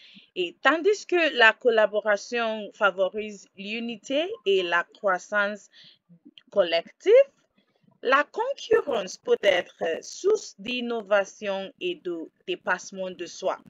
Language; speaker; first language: French; non-native, fluent; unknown